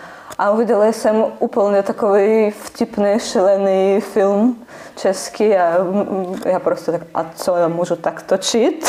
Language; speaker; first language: Czech; non-native, learner; Russian